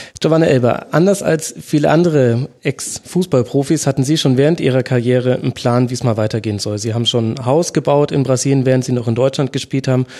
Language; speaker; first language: German; native; German